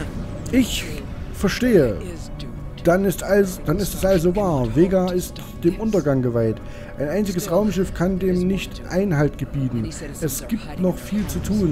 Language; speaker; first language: German; native; German